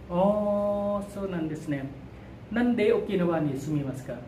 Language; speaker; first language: Japanese; non-native, learner; Thai